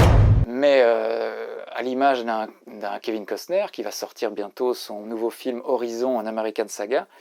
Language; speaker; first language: French; native; French